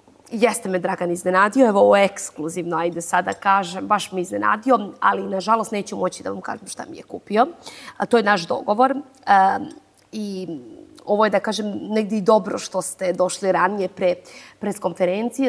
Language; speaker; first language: Serbian; native; Serbian